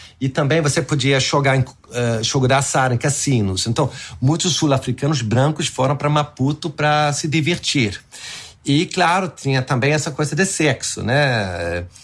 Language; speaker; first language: Portuguese; non-native, fluent; Swedish